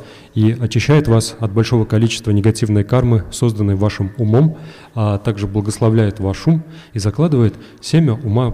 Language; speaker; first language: Russian; native; Russian